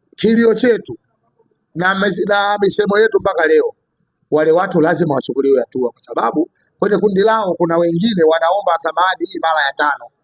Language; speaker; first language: Swahili; native; Swahili